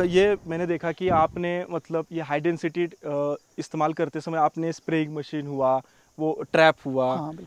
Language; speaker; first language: Hindi; non-native, local second language; Marathi